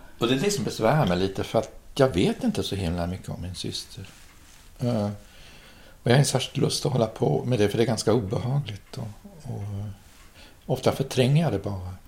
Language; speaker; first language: Swedish; early bilingual, other home language; German